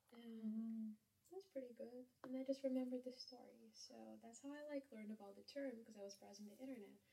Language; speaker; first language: English; non-native, fluent; Kazakh